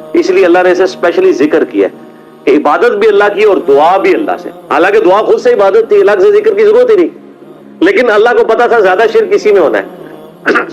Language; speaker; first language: Urdu; non-native, local second language; Punjabi